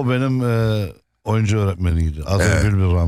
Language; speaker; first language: Turkish; non-native, fluent; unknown